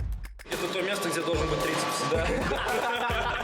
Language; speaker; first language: Russian; non-native, local second language; Tatar